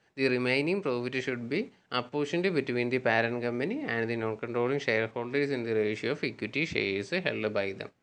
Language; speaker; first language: English; non-native, local second language; Malayalam